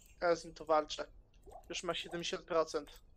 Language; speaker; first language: Polish; native; Polish